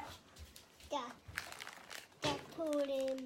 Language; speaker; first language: Japanese; native; Japanese